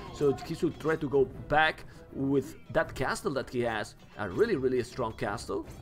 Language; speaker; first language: English; non-native, fluent; Spanish